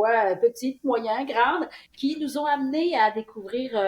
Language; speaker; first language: French; native; French